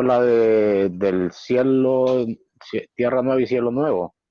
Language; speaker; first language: Spanish; native; Spanish